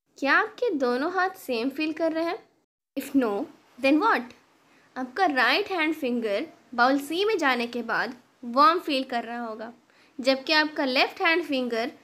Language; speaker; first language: Hindi; native; Hindi